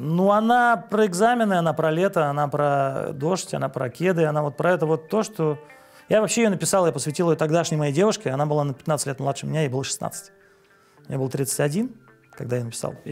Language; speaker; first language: Russian; native; Russian